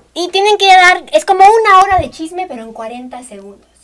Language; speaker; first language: Spanish; native; Spanish